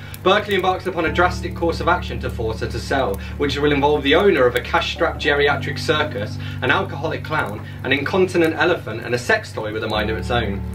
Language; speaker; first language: English; native; English